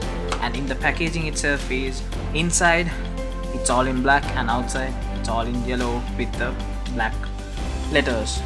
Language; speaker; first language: English; non-native, fluent; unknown